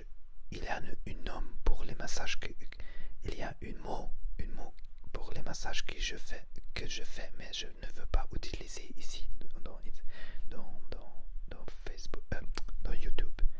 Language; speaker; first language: French; non-native, learner; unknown